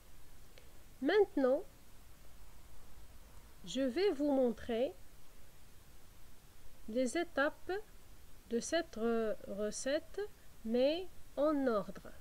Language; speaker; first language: French; non-native, fluent; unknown